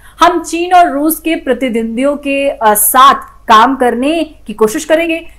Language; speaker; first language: Hindi; native; Hindi